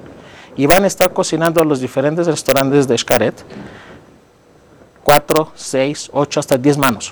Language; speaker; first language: Spanish; non-native, fluent; Greek